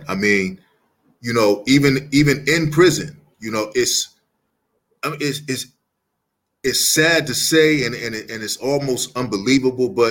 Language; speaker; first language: English; native; English